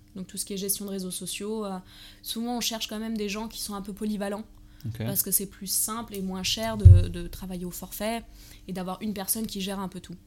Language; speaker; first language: French; early bilingual, heritage; German